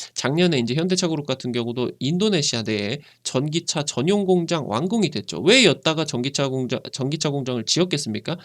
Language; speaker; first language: Korean; native; Korean